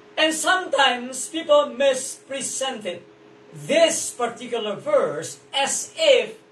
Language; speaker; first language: English; non-native, fluent; Indonesian